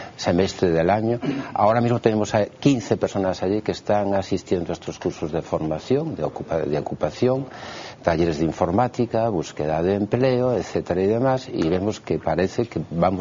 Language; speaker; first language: Spanish; native; Spanish